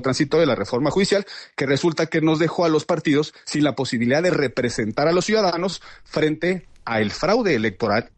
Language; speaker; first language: Spanish; native; Spanish